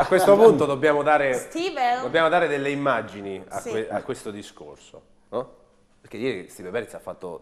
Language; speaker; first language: Italian; native; Italian